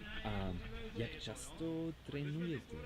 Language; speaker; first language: Czech; non-native, learner; English